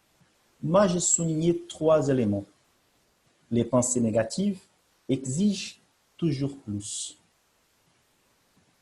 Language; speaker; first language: French; non-native, fluent; Portuguese